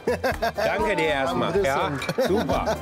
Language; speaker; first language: German; native; German